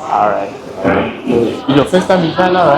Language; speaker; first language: English; non-native, fluent; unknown